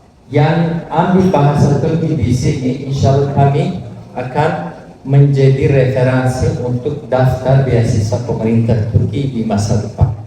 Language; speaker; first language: Indonesian; non-native, fluent; Turkish